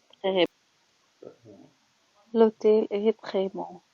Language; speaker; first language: French; non-native, learner; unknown